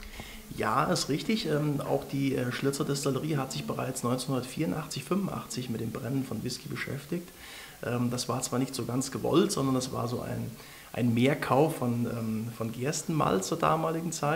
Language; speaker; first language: German; native; German